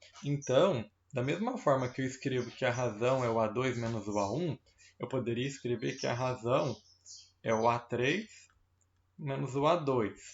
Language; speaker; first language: Portuguese; native; Portuguese